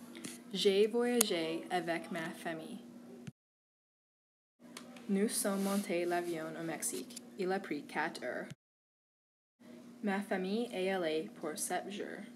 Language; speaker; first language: French; non-native, learner; English